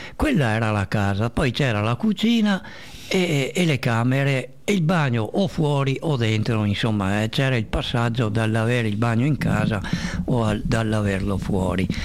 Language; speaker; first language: Italian; native; Italian